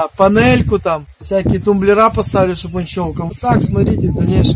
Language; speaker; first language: Russian; native; Russian